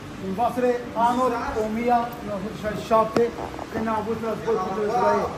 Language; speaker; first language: Romanian; non-native, learner; Arabic